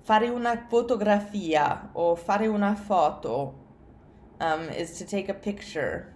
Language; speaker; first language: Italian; non-native, fluent; English